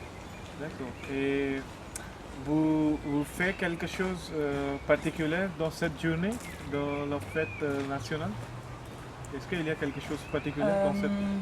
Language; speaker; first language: French; non-native, learner; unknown